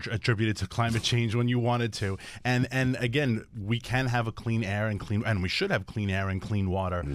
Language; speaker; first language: English; native; English